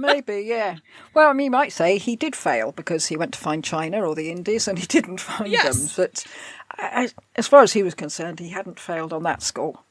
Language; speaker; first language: English; native; English